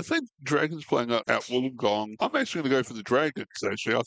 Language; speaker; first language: English; native; English